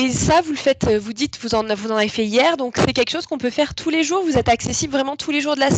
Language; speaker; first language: French; native; French